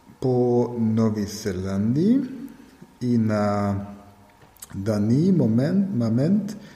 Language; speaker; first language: Russian; non-native, learner; German